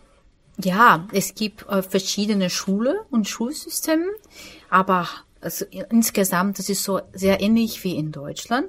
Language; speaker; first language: German; non-native, fluent; Portuguese